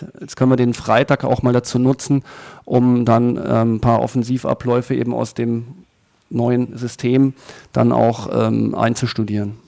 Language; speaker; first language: German; native; German